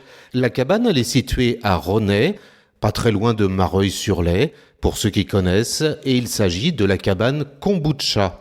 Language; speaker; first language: French; native; French